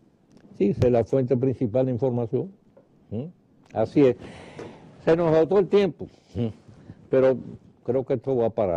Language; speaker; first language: Spanish; native; Spanish